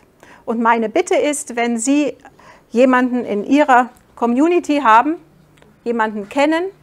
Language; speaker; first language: German; non-native, fluent; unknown